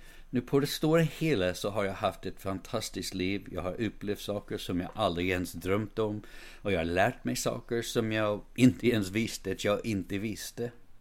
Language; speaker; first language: Swedish; non-native, fluent; English